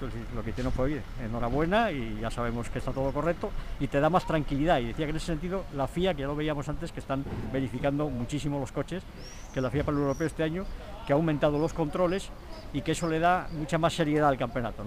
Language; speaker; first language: Spanish; native; Spanish